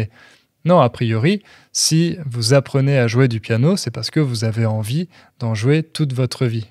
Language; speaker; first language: French; native; French